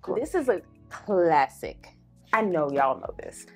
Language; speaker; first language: English; native; English